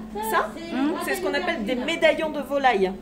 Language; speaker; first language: French; native; French